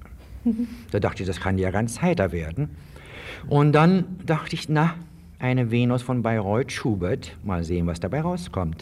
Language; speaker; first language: German; native; German